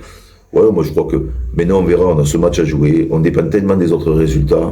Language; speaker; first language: French; native; French